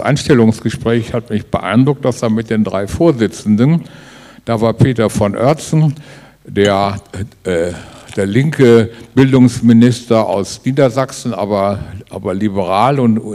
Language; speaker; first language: German; native; German